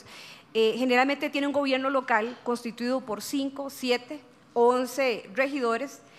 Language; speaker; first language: Spanish; native; Spanish